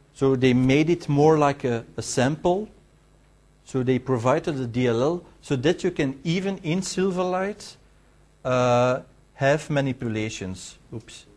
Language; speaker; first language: English; non-native, fluent; Dutch